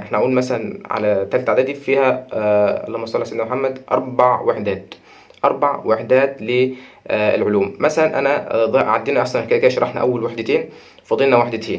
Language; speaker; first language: Arabic; native; Arabic